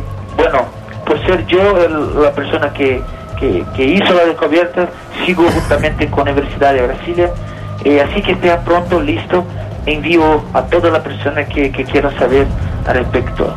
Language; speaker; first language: Spanish; non-native, learner; Portuguese